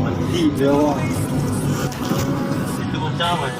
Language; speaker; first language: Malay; non-native, learner; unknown